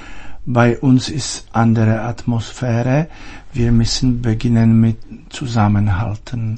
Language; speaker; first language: German; non-native, fluent; Czech